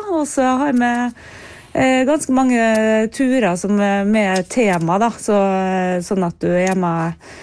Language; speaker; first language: Norwegian; native; Norwegian